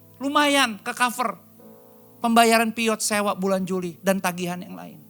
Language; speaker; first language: Indonesian; native; Indonesian